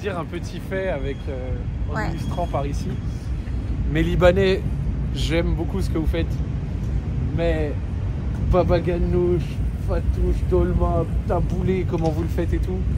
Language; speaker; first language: French; native; French